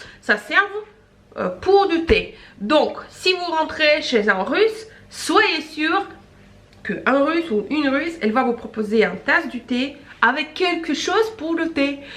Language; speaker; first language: French; non-native, fluent; Russian